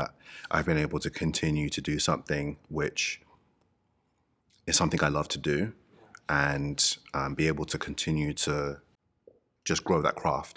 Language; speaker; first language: English; native; English